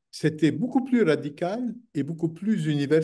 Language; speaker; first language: French; non-native, local second language; Arabic